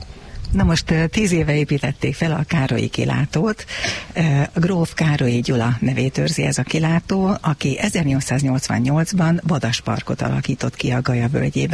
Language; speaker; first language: Hungarian; native; Hungarian